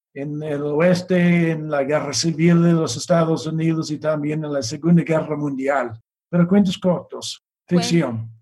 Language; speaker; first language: Spanish; non-native, fluent; English